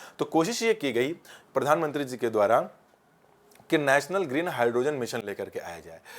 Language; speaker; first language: Hindi; native; Hindi